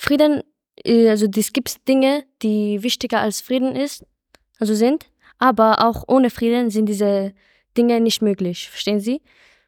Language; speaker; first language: German; non-native, local second language; Persian